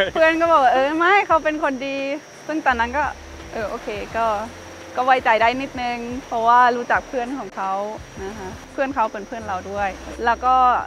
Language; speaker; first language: Thai; non-native, fluent; German